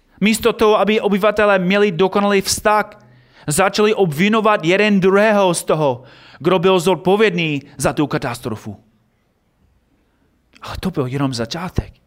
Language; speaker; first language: Czech; non-native, fluent; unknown